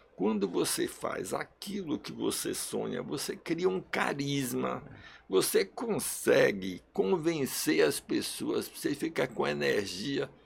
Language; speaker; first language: Portuguese; early bilingual, other home language; Russian